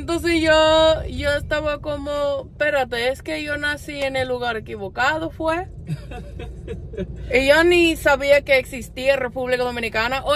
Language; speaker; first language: Spanish; non-native, fluent; English